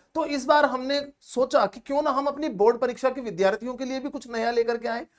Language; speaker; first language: Hindi; native; Hindi